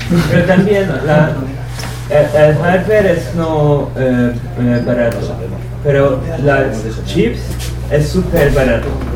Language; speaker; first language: Spanish; non-native, learner; Italian